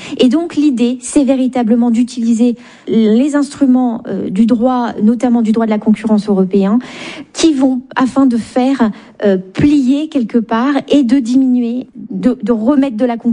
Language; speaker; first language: French; native; French